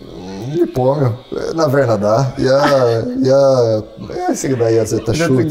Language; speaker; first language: Russian; non-native, learner; Portuguese